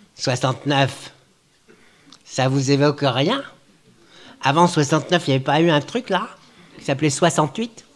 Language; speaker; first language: French; native; French